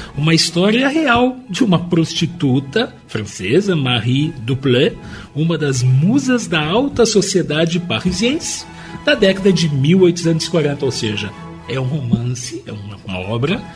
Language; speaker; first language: Portuguese; native; Portuguese